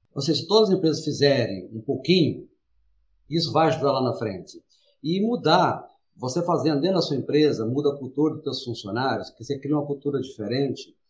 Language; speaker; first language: Portuguese; native; Portuguese